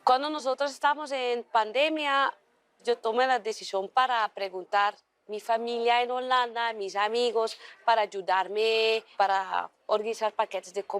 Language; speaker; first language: Spanish; early bilingual, heritage; Dutch